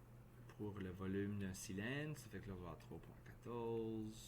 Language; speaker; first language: French; native; French